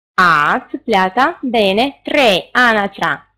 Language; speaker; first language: Italian; non-native, fluent; Russian